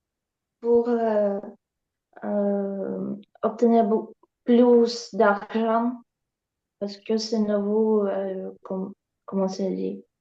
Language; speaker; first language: French; non-native, learner; Ukrainian